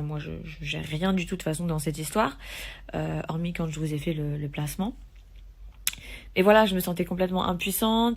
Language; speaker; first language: French; native; French